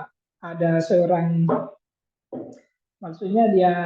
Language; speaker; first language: Indonesian; non-native, fluent; Thai